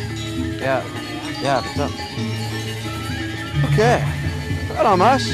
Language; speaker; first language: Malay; non-native, fluent; English